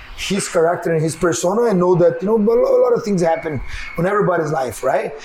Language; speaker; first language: English; non-native, fluent; Portuguese